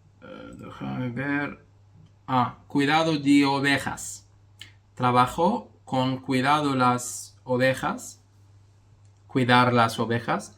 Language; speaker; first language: Spanish; non-native, fluent; Arabic